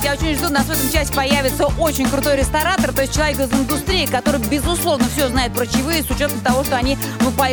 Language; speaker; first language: Russian; native; Russian